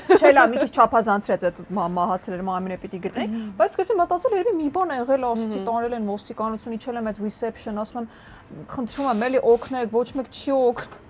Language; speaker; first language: Armenian; native; Armenian